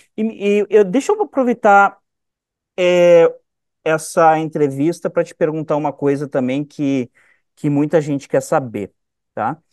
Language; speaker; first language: Portuguese; native; Portuguese